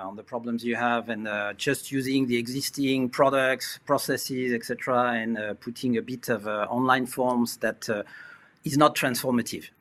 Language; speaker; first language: English; non-native, fluent; French